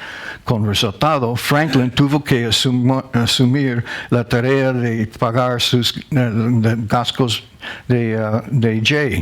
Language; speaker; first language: Spanish; non-native, learner; English